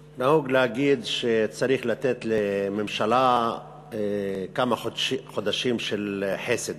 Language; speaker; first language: Hebrew; non-native, local second language; Arabic